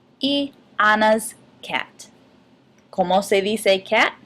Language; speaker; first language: Spanish; non-native, fluent; English